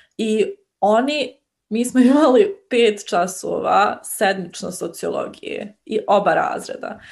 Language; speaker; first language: Croatian; native; Croatian